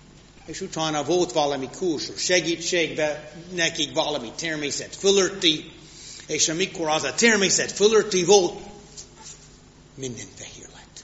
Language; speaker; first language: Hungarian; non-native, fluent; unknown